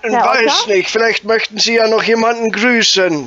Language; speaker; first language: German; native; German